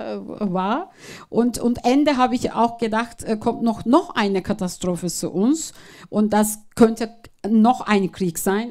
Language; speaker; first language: German; non-native, fluent; Turkish